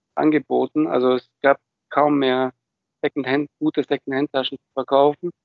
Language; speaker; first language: German; early bilingual, other home language; Bulgarian